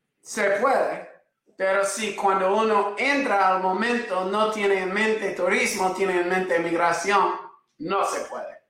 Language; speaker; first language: Spanish; non-native, fluent; English